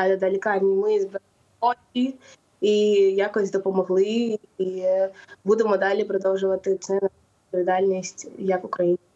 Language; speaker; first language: Ukrainian; non-native, local second language; Russian